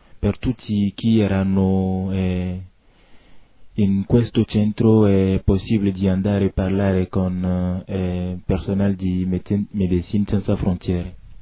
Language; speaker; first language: Italian; non-native, learner; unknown